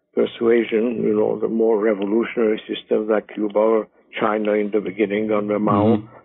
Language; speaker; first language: English; non-native, fluent; Hungarian